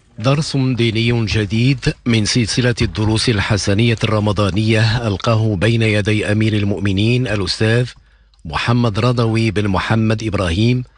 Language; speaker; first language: Arabic; native; Arabic